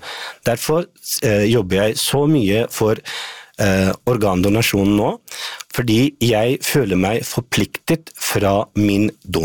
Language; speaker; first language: Norwegian; non-native, fluent; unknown